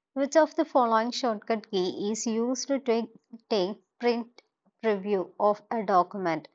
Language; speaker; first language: English; non-native, local second language; Malayalam